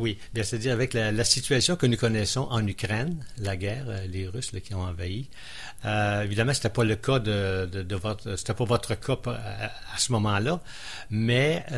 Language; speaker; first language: French; native; French